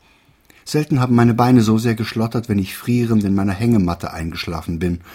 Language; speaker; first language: German; native; German